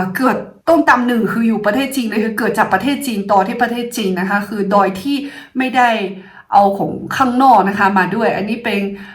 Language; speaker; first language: Thai; non-native, fluent; Chinese